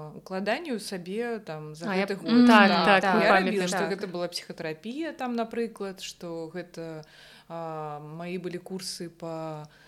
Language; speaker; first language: Belarusian; non-native, local second language; Russian